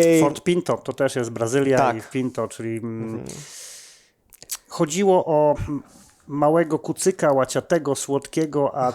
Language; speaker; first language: Polish; native; Polish